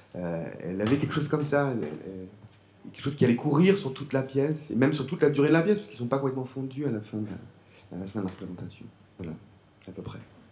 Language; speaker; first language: French; native; French